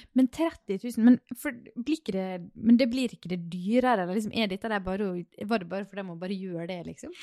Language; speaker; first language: Norwegian; native; Norwegian